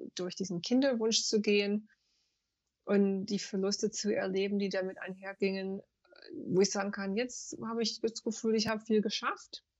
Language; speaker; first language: German; non-native, fluent; English